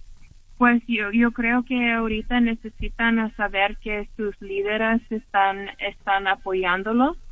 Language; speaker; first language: Spanish; early bilingual, heritage; English